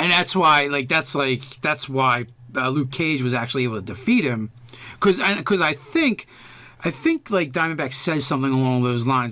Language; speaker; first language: English; native; English